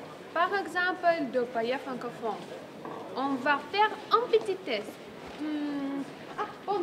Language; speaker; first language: French; non-native, learner; German